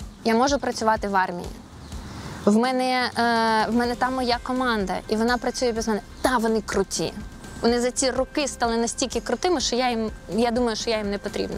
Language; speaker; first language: Ukrainian; native; Ukrainian